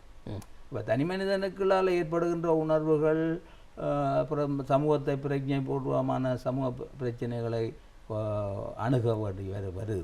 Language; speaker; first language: Tamil; native; Tamil